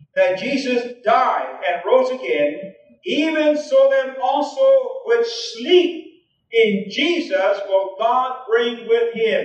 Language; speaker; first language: English; early bilingual, other home language; Spanish